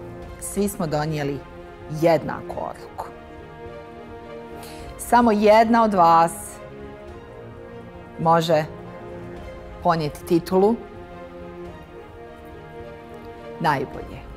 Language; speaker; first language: Croatian; native; Croatian